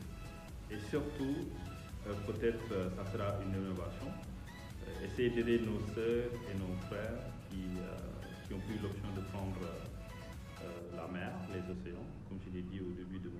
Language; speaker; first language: French; non-native, local second language; Wolof